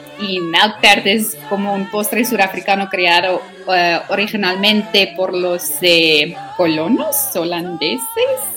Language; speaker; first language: Spanish; non-native, learner; Afrikaans